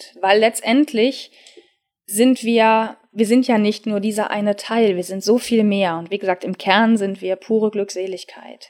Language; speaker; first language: German; native; German